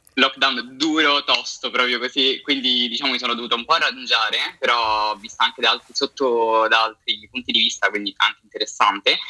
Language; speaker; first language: Italian; native; Italian